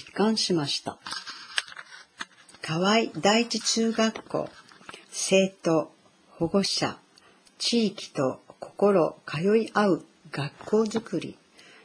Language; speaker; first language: Japanese; native; Japanese